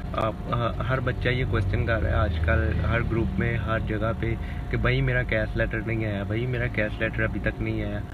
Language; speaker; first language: Urdu; native; Urdu